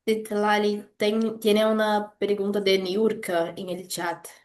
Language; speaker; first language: Spanish; non-native, learner; Portuguese